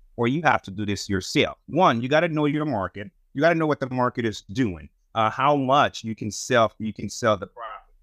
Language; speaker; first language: English; non-native, fluent; Haitian Creole